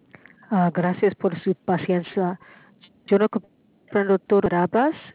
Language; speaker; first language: Spanish; non-native, learner; English